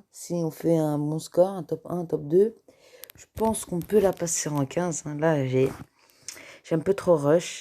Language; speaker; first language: French; native; French